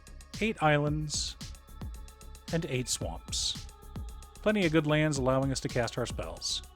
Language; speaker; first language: English; native; English